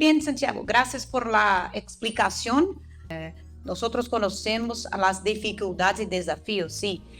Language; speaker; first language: Spanish; non-native, fluent; Portuguese